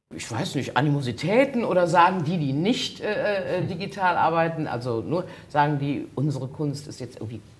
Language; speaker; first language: German; native; German